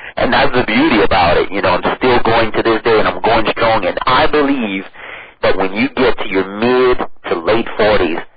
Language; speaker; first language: English; native; English